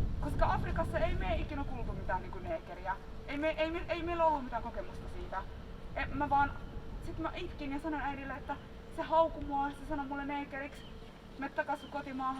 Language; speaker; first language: Finnish; early bilingual, other home language; Somali